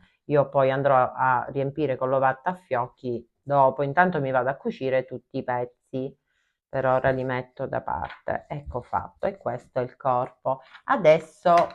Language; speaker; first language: Italian; native; Italian